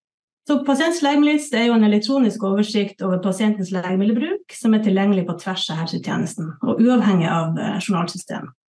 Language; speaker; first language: Norwegian; native; Norwegian